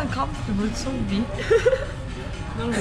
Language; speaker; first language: English; non-native, learner; Ukrainian